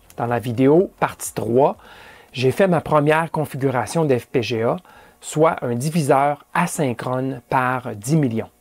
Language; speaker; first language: French; native; French